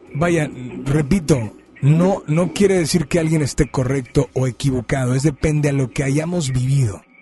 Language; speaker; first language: Spanish; native; Spanish